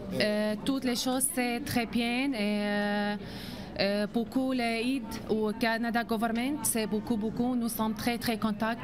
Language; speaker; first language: French; non-native, learner; Arabic